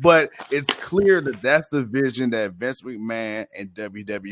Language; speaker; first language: English; native; English